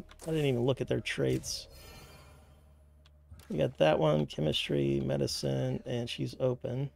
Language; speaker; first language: English; native; English